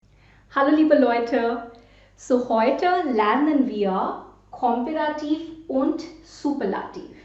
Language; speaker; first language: German; non-native, fluent; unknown